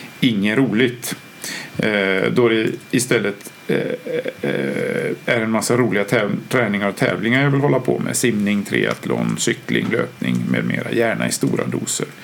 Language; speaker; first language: Swedish; native; Swedish